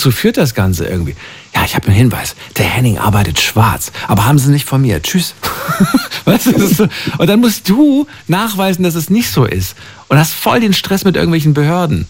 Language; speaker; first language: German; native; German